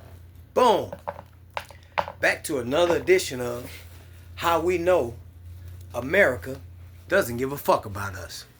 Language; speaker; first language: English; native; English